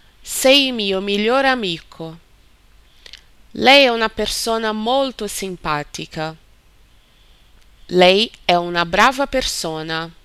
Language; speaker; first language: Italian; non-native, fluent; Portuguese